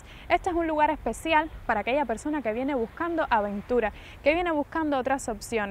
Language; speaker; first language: Spanish; native; Spanish